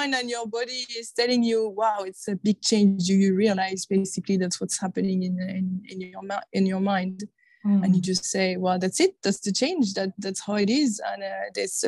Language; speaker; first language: English; non-native, fluent; French